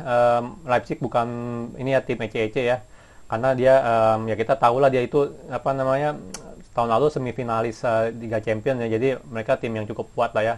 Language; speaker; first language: Indonesian; native; Indonesian